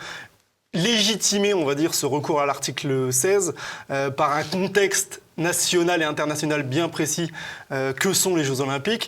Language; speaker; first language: French; native; French